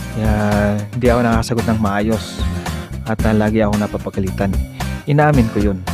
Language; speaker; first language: Filipino; native; Filipino